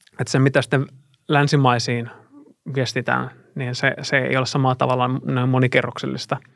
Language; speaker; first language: Finnish; non-native, fluent; Russian